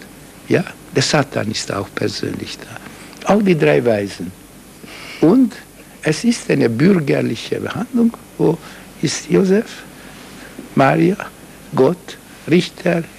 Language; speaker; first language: German; non-native, fluent; Hungarian